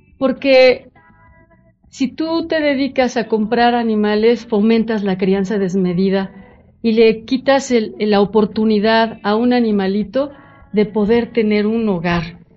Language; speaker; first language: Spanish; native; Spanish